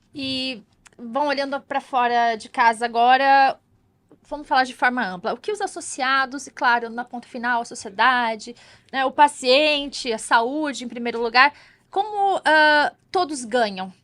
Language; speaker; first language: Portuguese; native; Portuguese